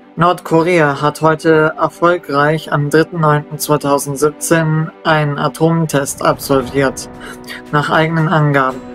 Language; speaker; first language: German; native; German